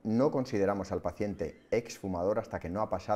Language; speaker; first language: Spanish; native; Spanish